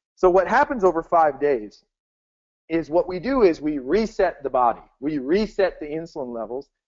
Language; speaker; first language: English; native; English